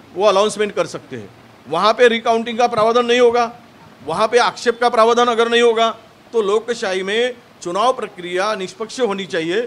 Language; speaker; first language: Hindi; non-native, local second language; Marathi